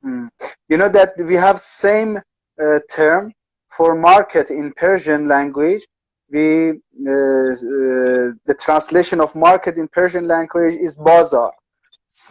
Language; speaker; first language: English; non-native, learner; Persian